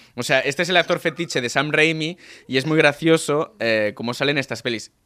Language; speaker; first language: Spanish; non-native, local second language; Catalan